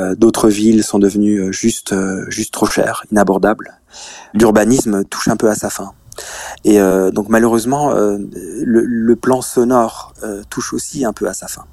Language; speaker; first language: French; native; French